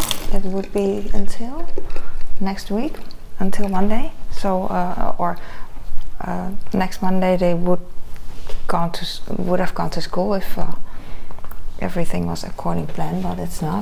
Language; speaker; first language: English; non-native, fluent; Dutch